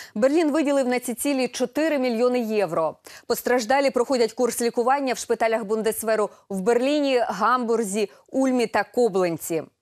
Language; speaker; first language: Ukrainian; native; Ukrainian